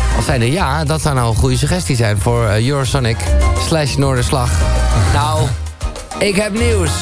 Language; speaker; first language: Dutch; native; Dutch